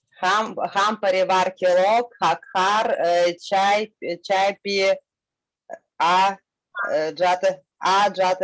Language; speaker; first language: Hindi; non-native, learner; Russian